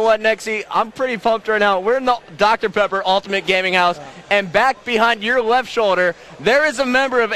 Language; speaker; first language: English; native; English